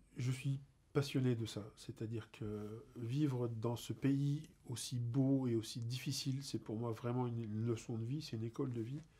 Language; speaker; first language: French; native; French